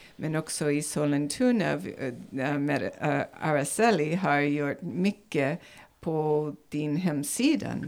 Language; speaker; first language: Swedish; non-native, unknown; English